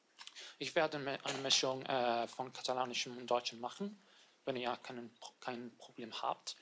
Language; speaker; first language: German; non-native, learner; Catalan